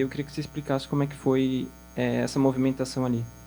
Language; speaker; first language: Portuguese; native; Portuguese